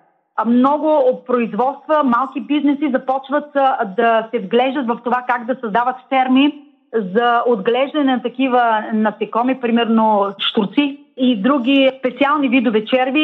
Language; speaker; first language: Bulgarian; native; Bulgarian